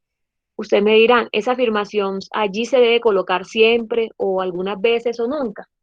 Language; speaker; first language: Spanish; native; Spanish